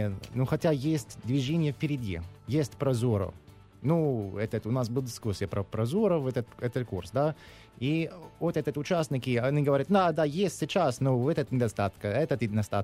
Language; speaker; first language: Russian; non-native, learner; English